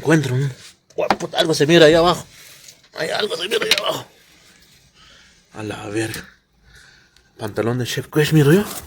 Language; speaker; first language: Spanish; non-native, local second language; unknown